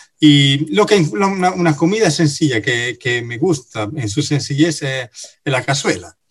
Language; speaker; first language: Spanish; non-native, fluent; Italian